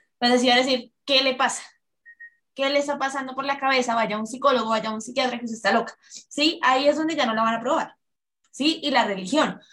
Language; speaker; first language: Spanish; native; Spanish